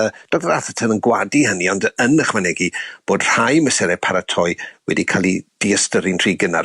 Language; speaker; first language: Welsh; native; Welsh